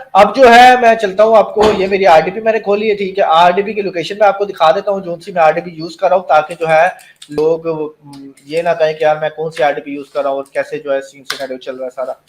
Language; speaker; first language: Urdu; non-native, local second language; Punjabi